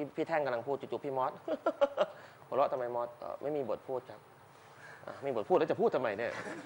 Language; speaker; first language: Thai; native; Thai